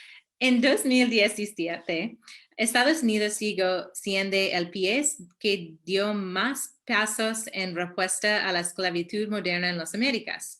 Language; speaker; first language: Spanish; early bilingual, heritage; Spanish